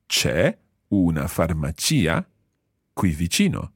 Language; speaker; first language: Italian; non-native, fluent; English